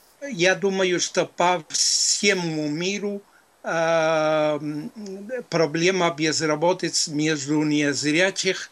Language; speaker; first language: Russian; non-native, fluent; Spanish